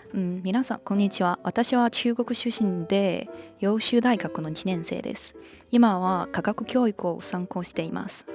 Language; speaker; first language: Japanese; non-native, learner; Chinese